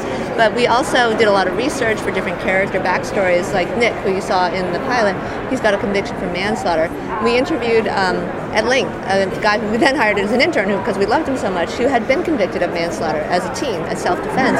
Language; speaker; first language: English; native; English